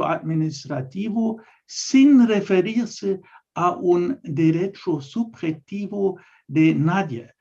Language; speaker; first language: Spanish; non-native, fluent; German